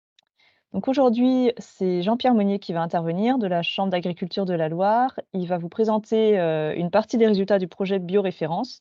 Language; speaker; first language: French; native; French